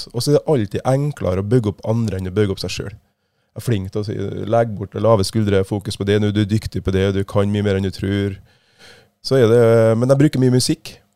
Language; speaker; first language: Norwegian; native; Norwegian